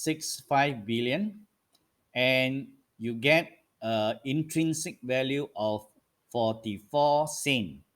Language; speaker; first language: English; non-native, local second language; Malay